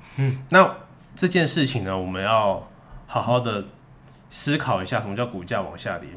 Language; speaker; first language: Chinese; native; Chinese